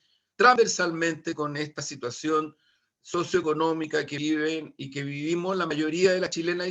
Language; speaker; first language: Spanish; native; Spanish